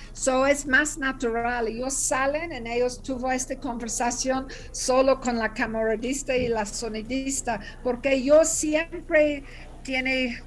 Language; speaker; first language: Spanish; non-native, learner; English